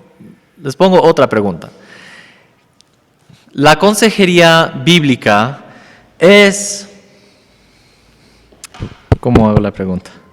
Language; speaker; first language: Spanish; non-native, fluent; English